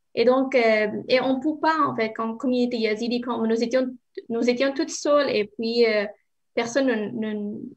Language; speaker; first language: French; non-native, learner; Arabic